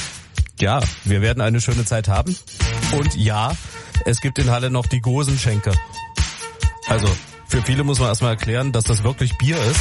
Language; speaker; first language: German; native; German